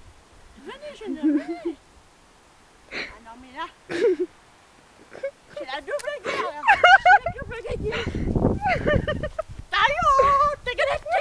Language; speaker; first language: French; native; French